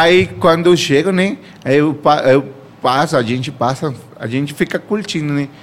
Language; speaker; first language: Portuguese; non-native, fluent; Spanish